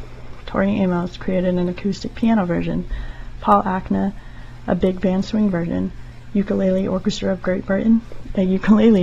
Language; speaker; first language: English; native; English